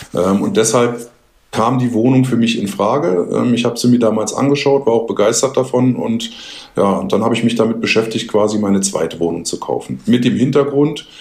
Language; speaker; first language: German; native; German